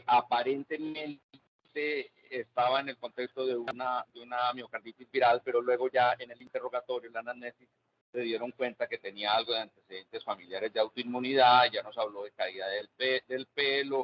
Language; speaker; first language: Spanish; native; Spanish